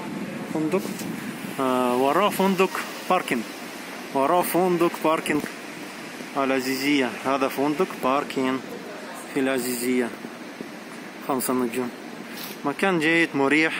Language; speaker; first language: Arabic; non-native, learner; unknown